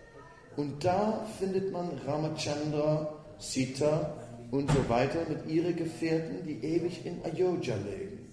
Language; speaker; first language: German; non-native, fluent; Dutch